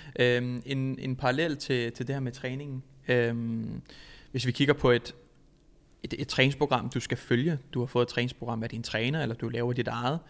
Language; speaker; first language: Danish; native; Danish